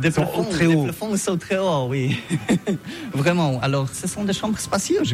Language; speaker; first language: French; non-native, learner; Polish